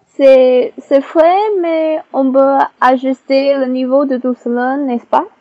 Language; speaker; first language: French; non-native, learner; Chinese